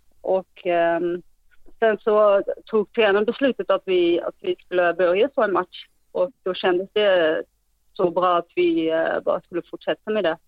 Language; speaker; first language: Swedish; non-native, fluent; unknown